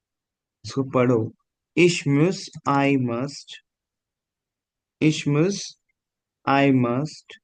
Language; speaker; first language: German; non-native, fluent; Hindi